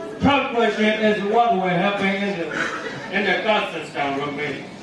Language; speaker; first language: English; non-native, learner; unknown